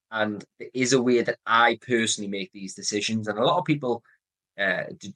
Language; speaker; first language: English; native; English